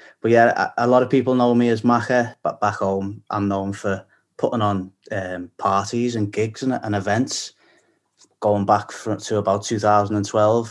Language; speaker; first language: English; native; English